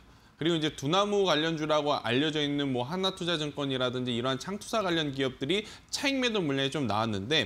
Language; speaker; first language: Korean; native; Korean